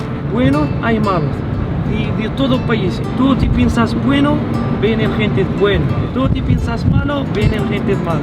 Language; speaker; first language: Spanish; non-native, fluent; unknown